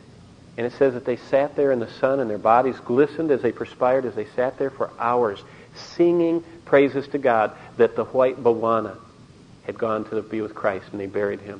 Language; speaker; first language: English; native; English